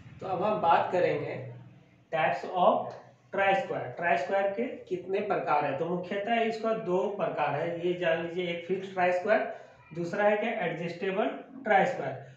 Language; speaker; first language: Hindi; native; Hindi